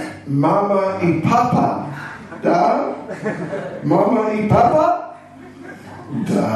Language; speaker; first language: Russian; non-native, learner; English